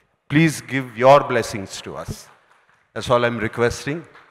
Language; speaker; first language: English; non-native, local second language; Telugu